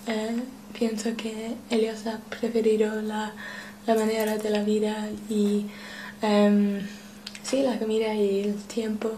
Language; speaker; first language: Spanish; non-native, learner; English